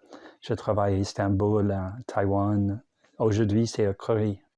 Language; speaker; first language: French; non-native, learner; English